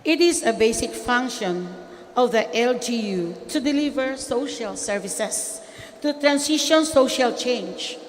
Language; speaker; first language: English; non-native, local second language; Filipino